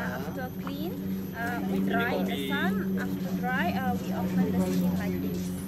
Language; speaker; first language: English; non-native, learner; Indonesian